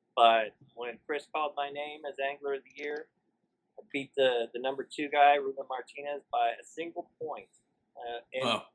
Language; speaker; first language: English; native; English